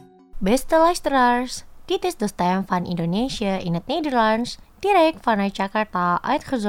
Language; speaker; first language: Dutch; non-native, fluent; Indonesian